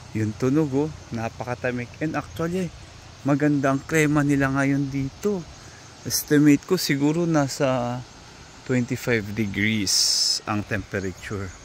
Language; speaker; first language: Filipino; non-native, local second language; Waray